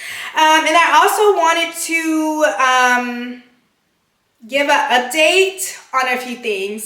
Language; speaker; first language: English; native; English